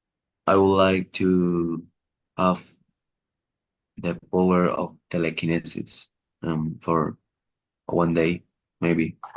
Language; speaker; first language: English; non-native, learner; Spanish